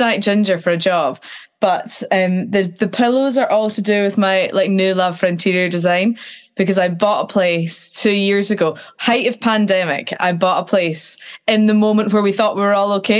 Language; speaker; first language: English; native; English